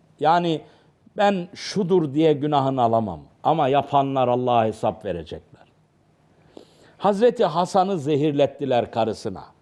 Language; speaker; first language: Turkish; native; Turkish